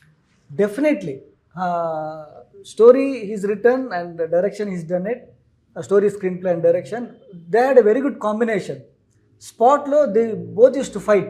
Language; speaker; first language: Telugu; non-native, learner; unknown